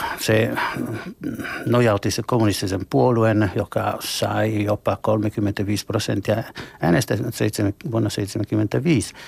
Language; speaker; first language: Finnish; non-native, fluent; Italian